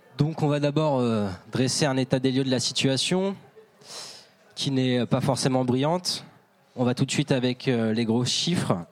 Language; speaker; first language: French; native; French